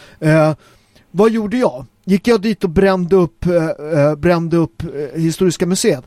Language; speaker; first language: Swedish; native; Swedish